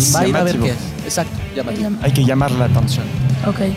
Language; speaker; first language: Spanish; non-native, fluent; French